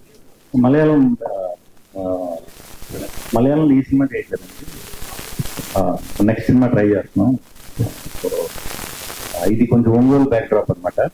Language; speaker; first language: Telugu; native; Telugu